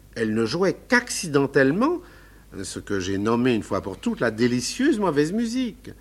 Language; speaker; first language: French; native; French